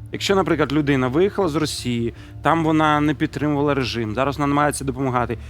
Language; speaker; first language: Ukrainian; non-native, local second language; Russian